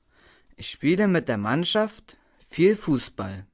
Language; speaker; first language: German; non-native, learner; Norwegian